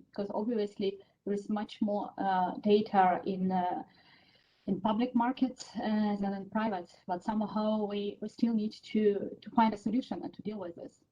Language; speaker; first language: English; non-native, fluent; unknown